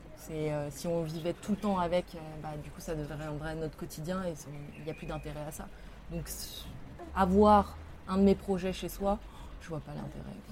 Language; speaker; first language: French; native; French